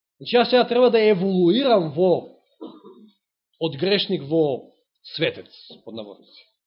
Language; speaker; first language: Macedonian; native; Macedonian